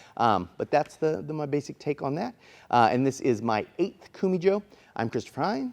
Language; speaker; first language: English; native; English